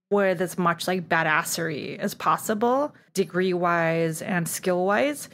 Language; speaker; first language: English; early bilingual, other home language; Spanish